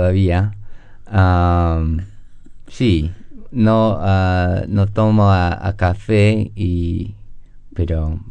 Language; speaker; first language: Spanish; non-native, learner; English